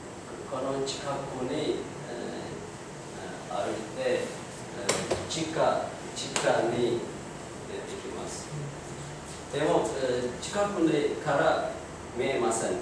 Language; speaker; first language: Japanese; non-native, learner; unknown